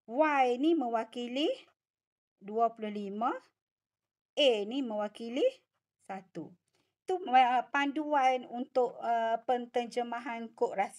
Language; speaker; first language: Malay; native; Malay